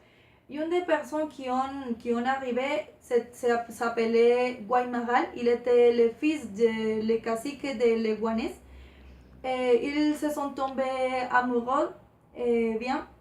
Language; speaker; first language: French; non-native, learner; Spanish